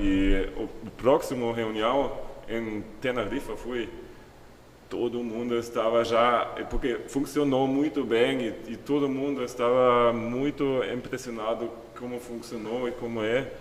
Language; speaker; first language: Portuguese; non-native, fluent; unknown